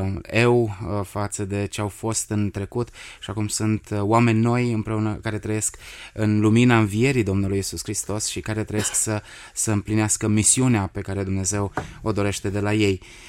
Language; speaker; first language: Romanian; native; Romanian